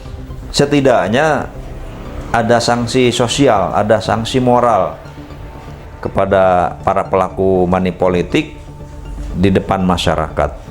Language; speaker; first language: Indonesian; native; Indonesian